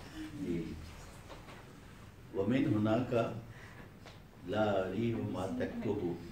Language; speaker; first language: Arabic; non-native, learner; Urdu